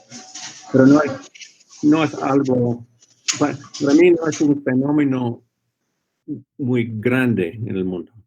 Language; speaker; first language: Spanish; non-native, fluent; English